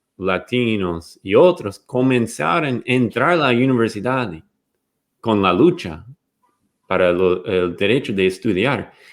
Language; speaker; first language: Spanish; non-native, fluent; English